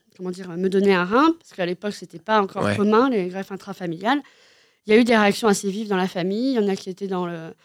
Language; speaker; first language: French; native; French